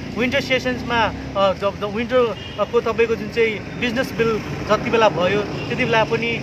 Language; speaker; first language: Nepali; native; Nepali